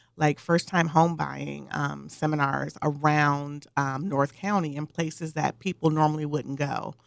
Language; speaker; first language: English; native; English